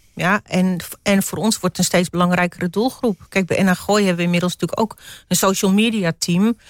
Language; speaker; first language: Dutch; native; Dutch